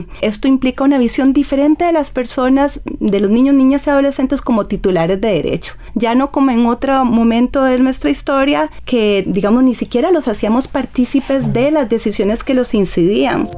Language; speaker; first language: Spanish; native; Spanish